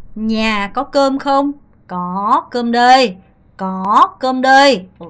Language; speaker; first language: Vietnamese; non-native, fluent; Korean